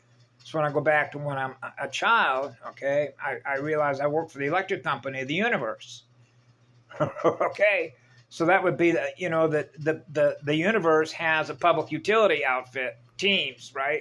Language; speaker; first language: English; native; English